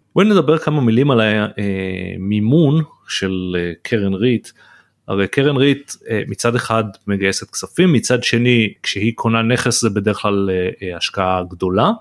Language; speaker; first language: Hebrew; native; Hebrew